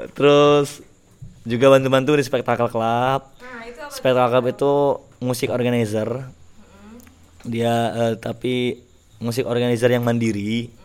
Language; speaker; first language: Indonesian; native; Indonesian